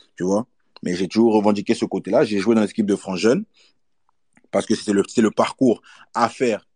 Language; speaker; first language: French; early bilingual, other home language; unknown